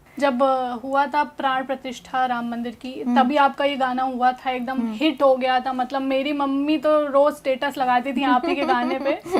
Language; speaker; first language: Hindi; native; Hindi